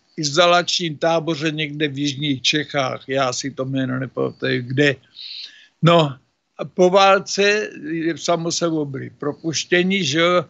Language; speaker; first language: Czech; native; Czech